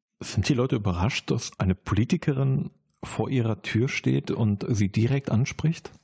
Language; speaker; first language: German; native; German